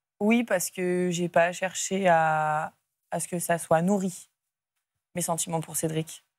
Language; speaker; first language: French; native; French